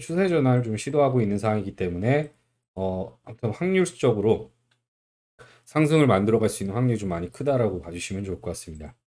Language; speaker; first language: Korean; native; Korean